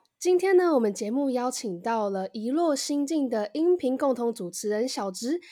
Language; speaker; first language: Chinese; native; Chinese